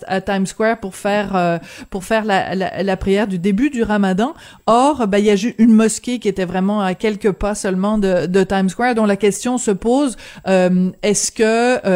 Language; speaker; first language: French; native; French